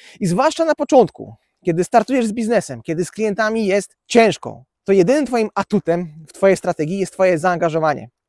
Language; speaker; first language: Polish; native; Polish